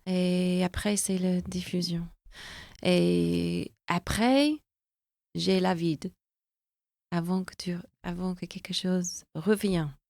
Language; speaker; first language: French; non-native, fluent; English